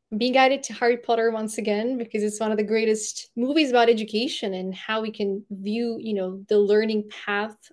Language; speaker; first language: English; non-native, fluent; Bulgarian